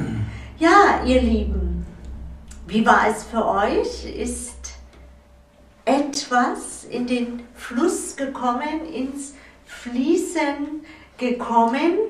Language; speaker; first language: German; native; German